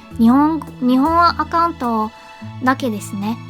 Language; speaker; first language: Japanese; non-native, learner; English